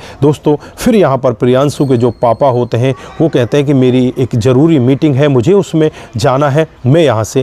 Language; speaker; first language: Hindi; native; Hindi